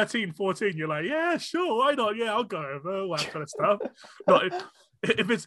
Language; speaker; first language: English; non-native, local second language; Cantonese